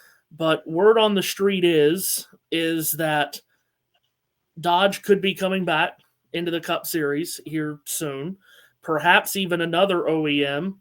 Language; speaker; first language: English; native; English